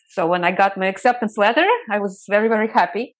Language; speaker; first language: English; non-native, fluent; Russian